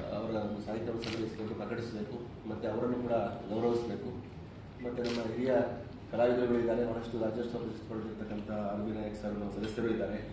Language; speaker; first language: Kannada; non-native, local second language; Lambadi